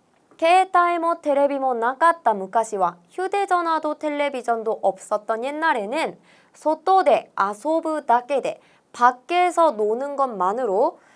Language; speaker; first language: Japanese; non-native, fluent; Korean